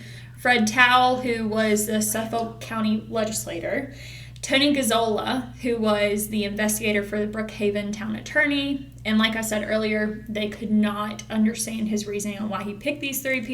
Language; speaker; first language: English; native; English